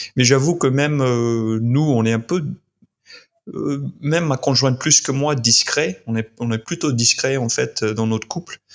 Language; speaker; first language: French; non-native, fluent; English